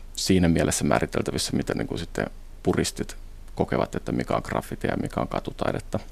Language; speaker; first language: Finnish; native; Finnish